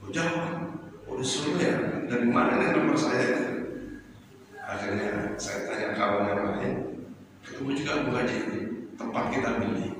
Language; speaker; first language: Indonesian; native; Indonesian